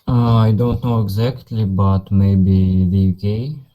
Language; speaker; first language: English; non-native, learner; Russian